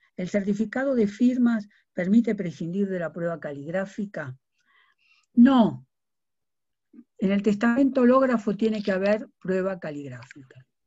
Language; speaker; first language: Spanish; native; Spanish